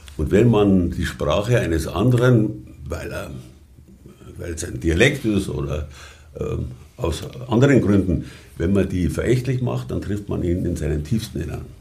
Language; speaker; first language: German; native; German